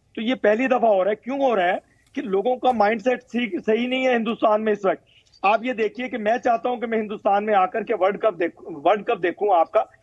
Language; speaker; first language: Urdu; native; Urdu